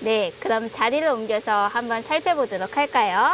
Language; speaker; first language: Korean; native; Korean